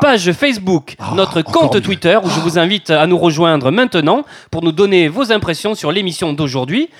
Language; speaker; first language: French; native; French